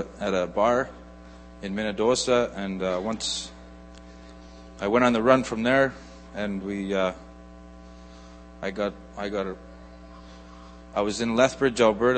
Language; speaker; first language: English; native; English